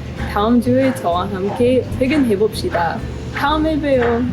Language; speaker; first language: Korean; non-native, learner; English